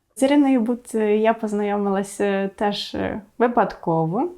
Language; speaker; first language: Ukrainian; native; Ukrainian